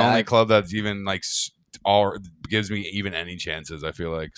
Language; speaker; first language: English; native; English